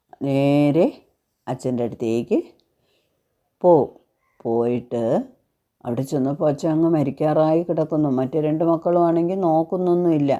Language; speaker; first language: Malayalam; native; Malayalam